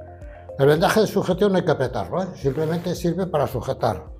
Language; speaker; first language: Spanish; native; Spanish